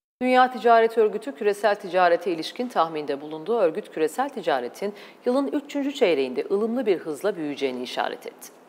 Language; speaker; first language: Turkish; native; Turkish